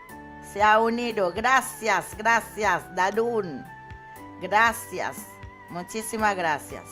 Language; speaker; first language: Spanish; non-native, learner; Haitian Creole